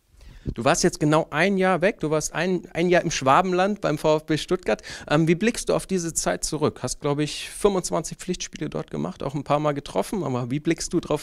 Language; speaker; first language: German; native; German